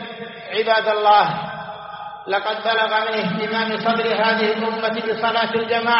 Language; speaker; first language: Arabic; native; Arabic